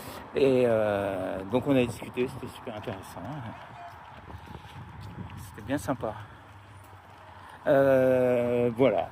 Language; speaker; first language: French; native; French